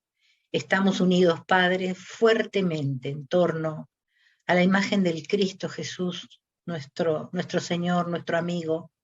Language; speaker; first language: Spanish; native; Spanish